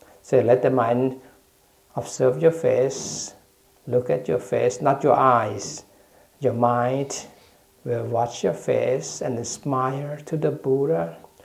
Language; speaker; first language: English; non-native, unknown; Thai